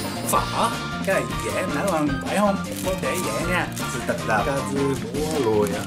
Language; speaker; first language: Vietnamese; non-native, learner; Japanese